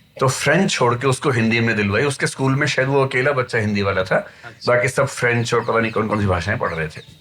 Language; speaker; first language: Hindi; native; Hindi